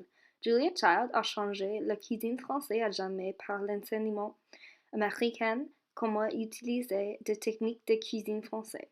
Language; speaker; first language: French; non-native, learner; English